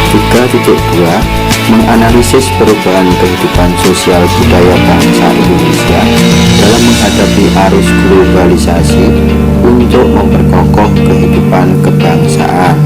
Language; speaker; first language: Indonesian; native; Indonesian